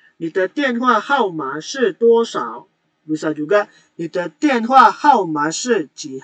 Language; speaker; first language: Chinese; non-native, fluent; Indonesian